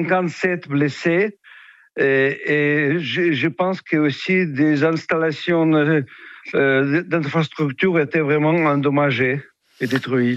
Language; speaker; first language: French; non-native, fluent; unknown